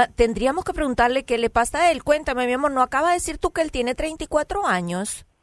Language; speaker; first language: Spanish; native; Spanish